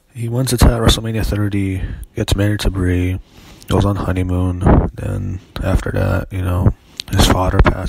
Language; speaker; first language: English; native; English